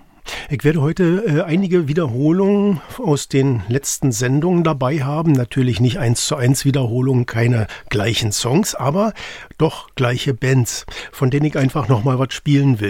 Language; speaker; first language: German; native; German